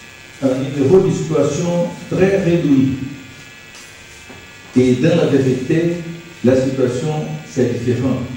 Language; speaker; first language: French; non-native, learner; Portuguese